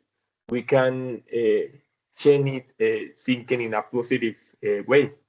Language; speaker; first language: English; non-native, learner; Spanish